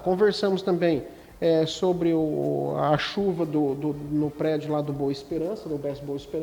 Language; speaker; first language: Portuguese; native; Portuguese